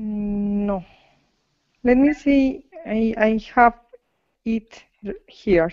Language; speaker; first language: English; non-native, learner; Spanish